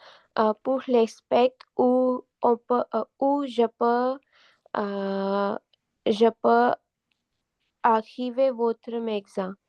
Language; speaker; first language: French; non-native, learner; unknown